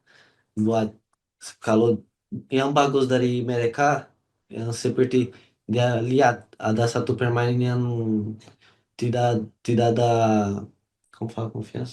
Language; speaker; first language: Indonesian; non-native, learner; Portuguese